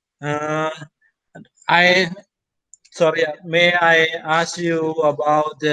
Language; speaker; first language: English; non-native, fluent; Thai